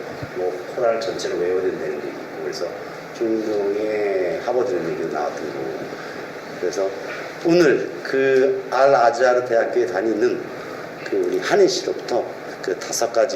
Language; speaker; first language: Korean; native; Korean